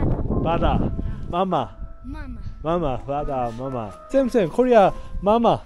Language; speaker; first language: English; non-native, learner; Korean